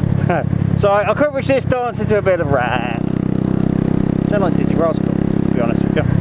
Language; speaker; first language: English; native; English